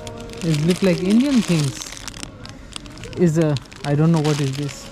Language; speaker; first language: English; non-native, learner; Hindi